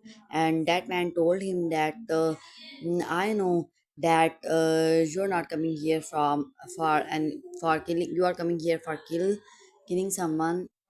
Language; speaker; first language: English; non-native, local second language; Urdu